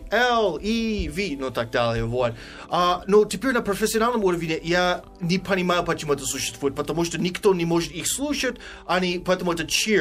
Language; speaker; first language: Russian; non-native, fluent; English